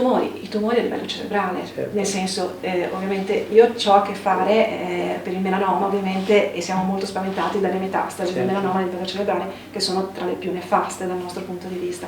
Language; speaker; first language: Italian; native; Italian